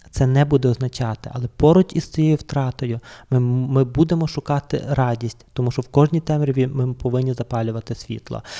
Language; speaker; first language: Ukrainian; native; Ukrainian